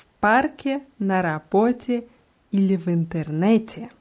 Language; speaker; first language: Russian; non-native, learner; German